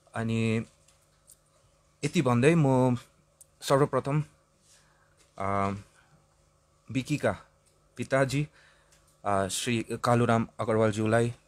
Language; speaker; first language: Nepali; native; Nepali